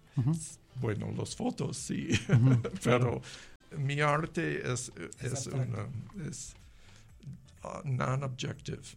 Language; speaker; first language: Spanish; non-native, learner; English